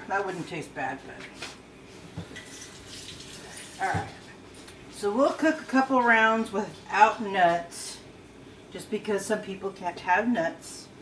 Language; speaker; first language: English; native; English